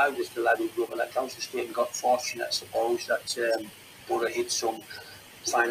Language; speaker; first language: English; native; English